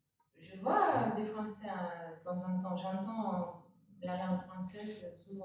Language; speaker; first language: French; non-native, fluent; Russian